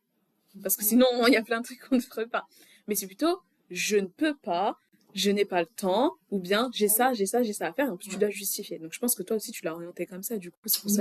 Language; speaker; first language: French; native; French